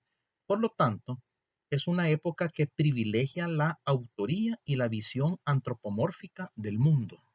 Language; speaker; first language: Spanish; native; Spanish